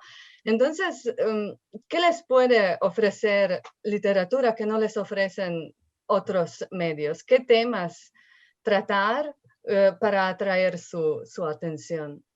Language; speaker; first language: Spanish; non-native, fluent; Slovenian